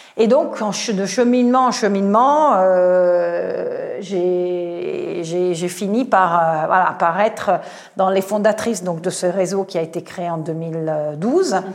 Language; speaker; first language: French; non-native, fluent; Italian